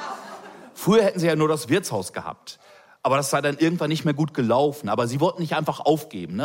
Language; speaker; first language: German; native; German